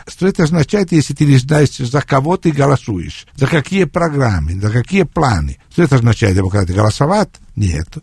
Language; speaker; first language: Russian; non-native, fluent; Italian